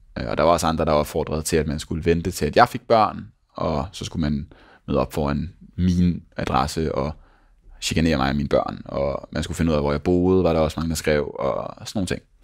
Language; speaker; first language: Danish; native; Danish